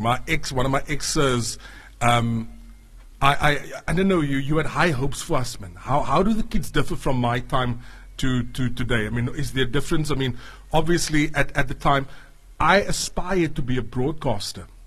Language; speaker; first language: English; non-native, local second language; Afrikaans